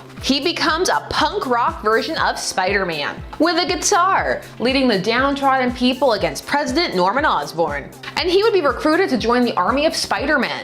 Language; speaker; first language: English; native; English